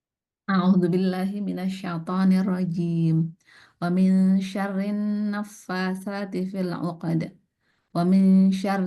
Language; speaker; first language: Arabic; non-native, learner; Indonesian